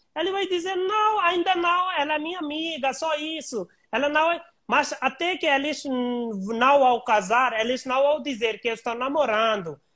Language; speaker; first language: Portuguese; non-native, learner; Hindi